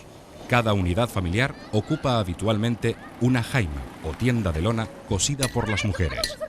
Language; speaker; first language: Spanish; native; Spanish